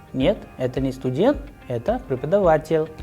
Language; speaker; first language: Russian; non-native, fluent; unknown